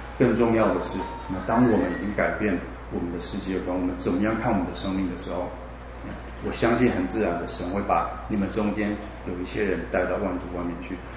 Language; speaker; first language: Chinese; native; Chinese